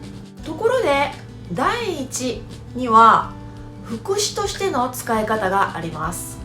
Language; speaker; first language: Japanese; native; Japanese